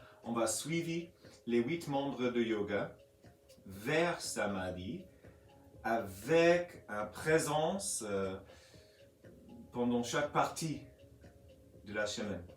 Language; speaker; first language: French; non-native, fluent; English